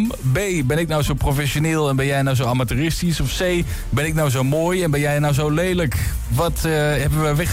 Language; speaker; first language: Dutch; native; Dutch